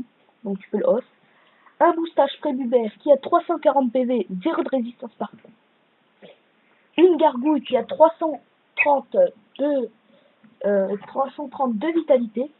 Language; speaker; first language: French; native; French